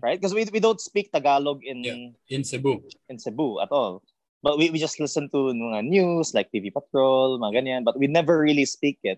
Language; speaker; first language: English; non-native, local second language; Cebuano